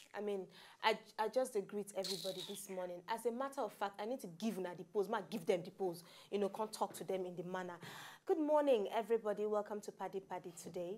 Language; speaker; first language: Nigerian Pidgin; native; Nigerian Pidgin